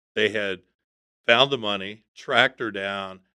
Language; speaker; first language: English; native; English